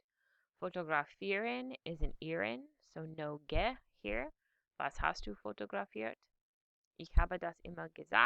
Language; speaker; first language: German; non-native, fluent; English